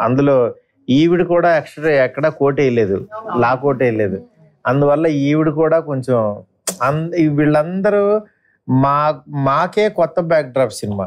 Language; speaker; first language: Telugu; native; Telugu